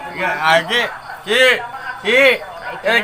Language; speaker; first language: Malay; non-native, local second language; Sundanese